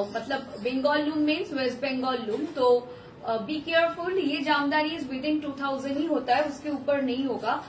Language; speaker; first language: Hindi; non-native, local second language; Bangla